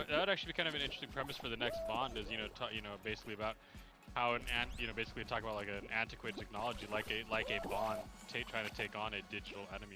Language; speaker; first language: English; native; English